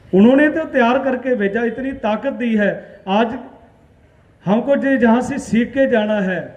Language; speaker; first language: Hindi; non-native, local second language; Punjabi